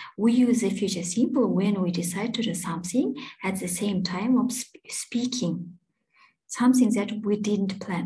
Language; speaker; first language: English; non-native, fluent; Kazakh